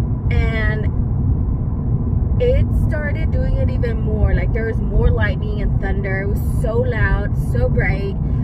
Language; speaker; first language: English; early bilingual, other home language; Spanish